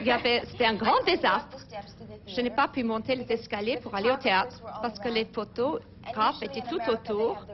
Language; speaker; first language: French; non-native, learner; English